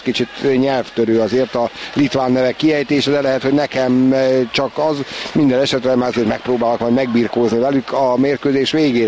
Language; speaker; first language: Hungarian; native; Hungarian